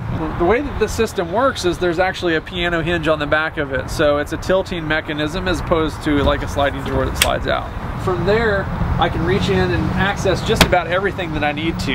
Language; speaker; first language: English; native; English